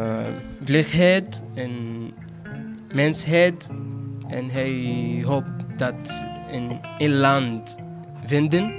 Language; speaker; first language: Dutch; non-native, learner; Arabic